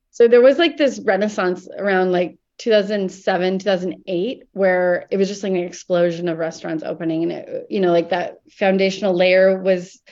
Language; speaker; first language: English; native; English